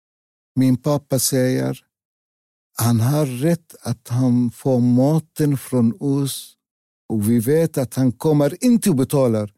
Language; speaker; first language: Swedish; non-native, learner; Arabic